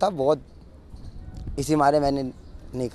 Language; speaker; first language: Hindi; native; Hindi